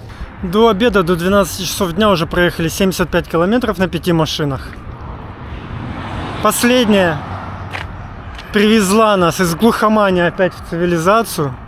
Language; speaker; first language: Russian; native; Russian